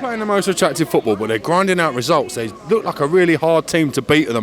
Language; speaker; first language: English; native; English